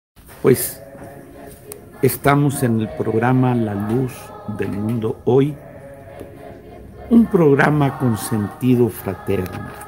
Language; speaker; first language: Spanish; native; Spanish